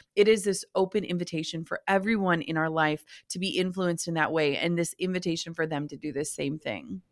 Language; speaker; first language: English; native; English